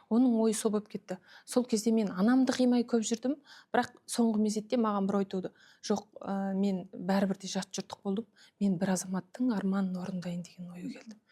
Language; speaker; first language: Kazakh; early bilingual, heritage; Kazakh